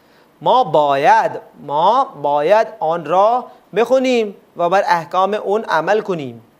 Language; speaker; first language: Persian; non-native, fluent; Urdu